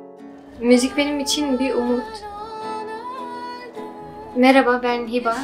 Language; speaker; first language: Turkish; early bilingual, other home language; Arabic